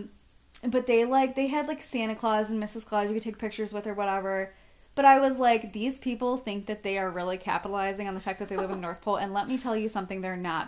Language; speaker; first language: English; native; English